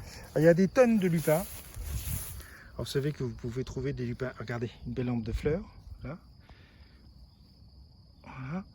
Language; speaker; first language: French; native; French